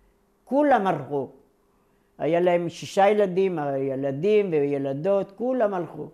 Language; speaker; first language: Hebrew; non-native, local second language; Ladino